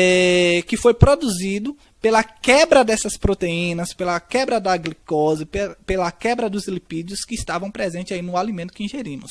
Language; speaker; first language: Portuguese; native; Portuguese